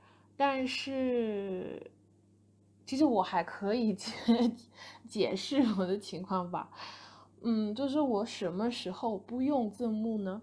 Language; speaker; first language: Chinese; non-native, fluent; English